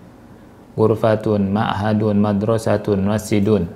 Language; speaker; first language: Arabic; non-native, fluent; Indonesian